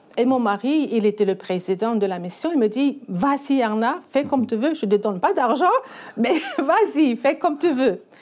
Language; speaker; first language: French; non-native, fluent; Icelandic